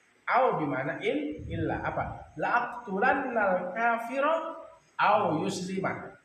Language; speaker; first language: Arabic; non-native, fluent; Sasak